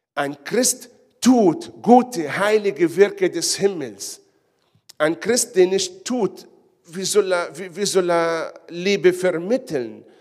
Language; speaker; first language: German; non-native, fluent; Hebrew